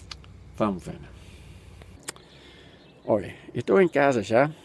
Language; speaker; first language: Portuguese; non-native, fluent; Dutch